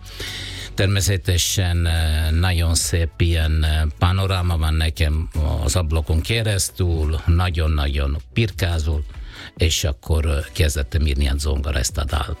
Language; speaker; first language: Hungarian; non-native, fluent; Italian